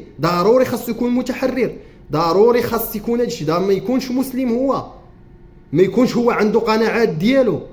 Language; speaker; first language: Arabic; native; Arabic